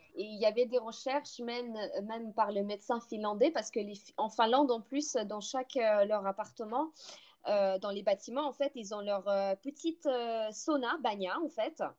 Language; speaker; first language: French; non-native, fluent; Russian